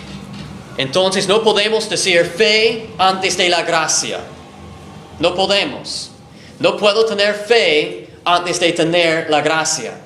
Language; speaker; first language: Spanish; non-native, fluent; English